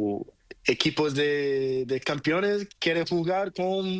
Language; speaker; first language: Spanish; non-native, learner; Portuguese